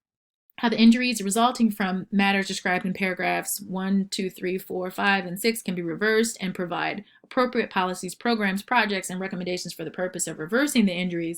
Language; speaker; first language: English; native; English